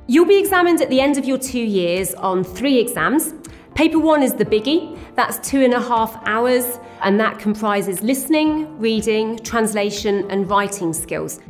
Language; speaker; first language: English; native; English